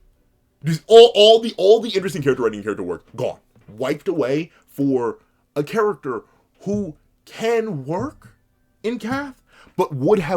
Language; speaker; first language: English; native; English